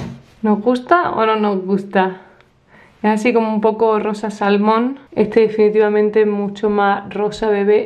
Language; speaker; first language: Spanish; native; Spanish